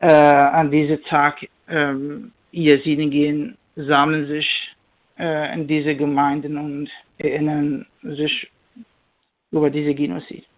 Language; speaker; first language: German; non-native, learner; Kurdish